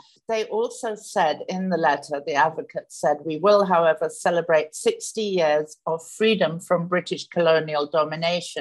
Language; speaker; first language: English; native; English